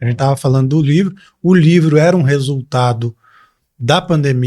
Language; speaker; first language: Portuguese; native; Portuguese